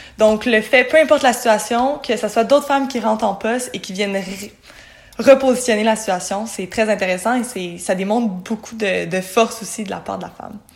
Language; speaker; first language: French; native; French